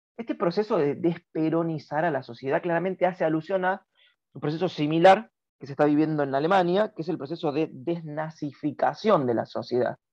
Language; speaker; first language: Spanish; native; Spanish